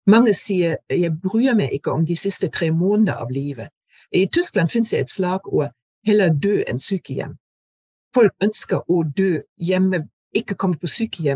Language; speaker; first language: Norwegian; non-native, fluent; German